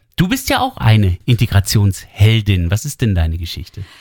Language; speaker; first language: German; native; German